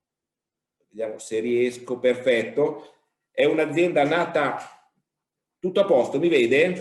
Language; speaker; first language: Italian; native; Italian